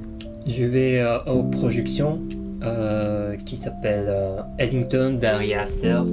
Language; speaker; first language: French; non-native, learner; Russian